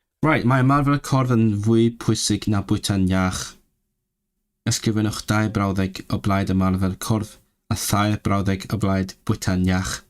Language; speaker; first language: Welsh; non-native, learner; Cantonese